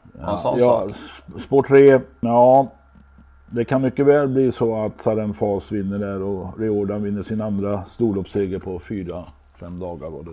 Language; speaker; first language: Swedish; native; Swedish